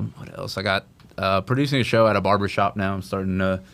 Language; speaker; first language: English; native; English